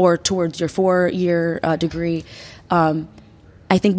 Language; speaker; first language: English; early bilingual, other home language; Spanish